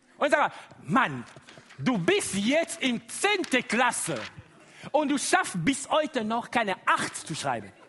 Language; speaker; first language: German; non-native, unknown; Lingala